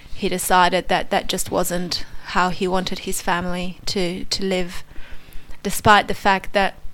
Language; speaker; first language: English; non-native, fluent; Polish